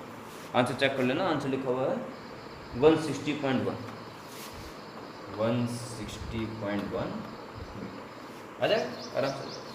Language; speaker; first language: Hindi; native; Hindi